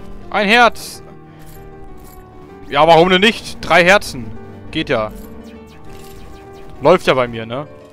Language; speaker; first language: German; native; German